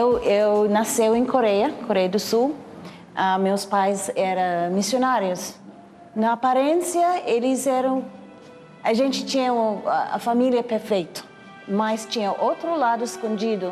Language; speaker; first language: Portuguese; non-native, learner; English